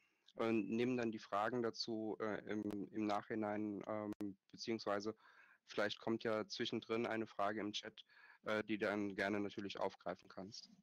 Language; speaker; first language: German; native; German